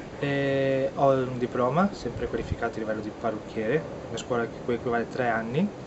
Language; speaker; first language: Italian; native; Italian